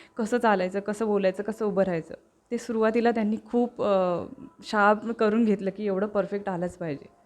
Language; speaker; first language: Marathi; native; Marathi